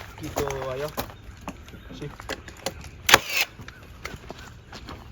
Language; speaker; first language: Spanish; non-native, learner; English